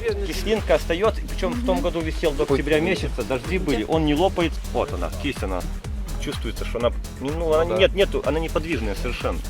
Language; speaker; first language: Russian; native; Russian